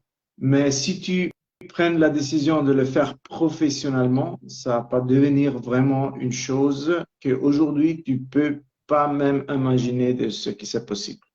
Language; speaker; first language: French; non-native, local second language; Italian